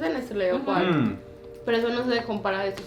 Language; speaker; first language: Spanish; native; Spanish